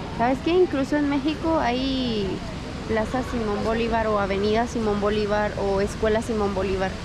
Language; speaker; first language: Spanish; native; Spanish